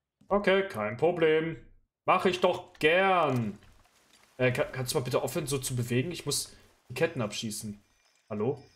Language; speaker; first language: German; native; German